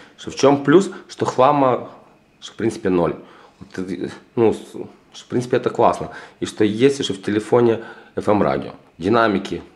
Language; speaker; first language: Russian; native; Russian